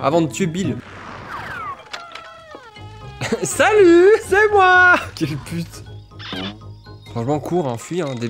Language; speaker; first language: French; native; French